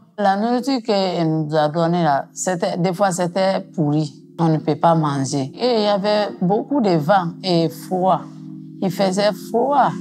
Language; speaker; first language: French; non-native, local second language; Mandingo